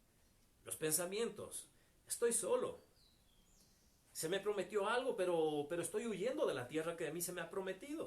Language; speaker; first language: Spanish; native; Spanish